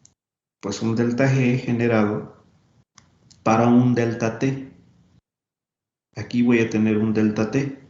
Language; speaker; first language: Spanish; native; Spanish